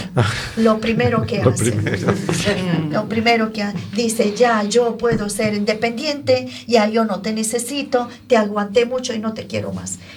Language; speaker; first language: Spanish; non-native, fluent; Arabic